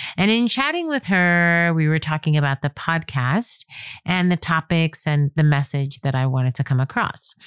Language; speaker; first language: English; native; English